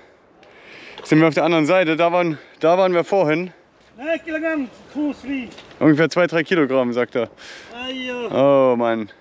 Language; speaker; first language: German; native; German